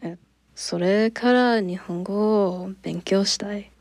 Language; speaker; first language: Japanese; non-native, learner; English